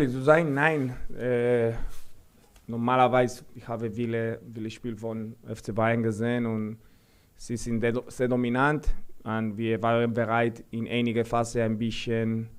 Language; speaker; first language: German; non-native, fluent; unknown